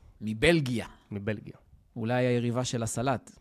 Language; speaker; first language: Hebrew; native; Hebrew